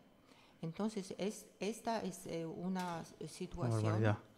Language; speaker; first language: Spanish; non-native, fluent; Polish